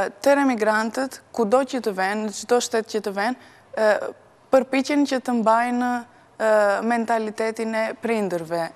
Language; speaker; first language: Albanian; early bilingual, heritage; Albanian